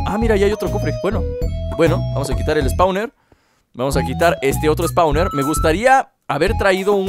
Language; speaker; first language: Spanish; native; Spanish